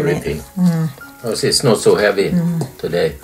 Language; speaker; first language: English; non-native, learner; Swedish